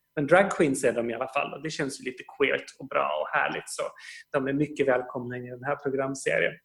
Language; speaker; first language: Swedish; native; Swedish